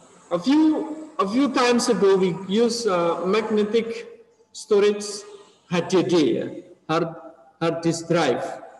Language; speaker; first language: English; non-native, learner; Indonesian